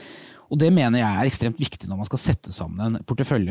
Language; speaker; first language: Norwegian; native; Norwegian